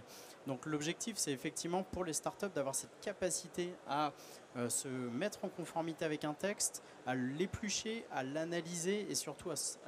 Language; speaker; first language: French; native; French